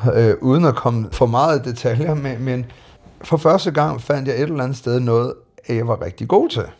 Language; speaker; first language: Danish; native; Danish